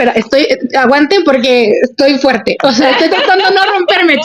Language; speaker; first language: Spanish; native; Spanish